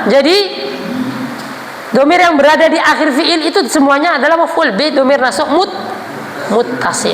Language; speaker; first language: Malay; non-native, local second language; Javanese